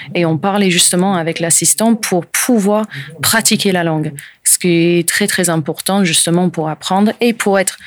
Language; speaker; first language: French; non-native, fluent; English